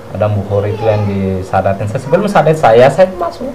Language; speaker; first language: Indonesian; non-native, fluent; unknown